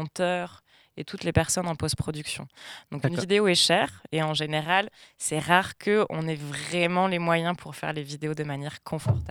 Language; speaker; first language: French; native; French